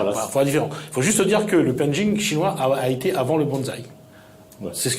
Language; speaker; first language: French; native; French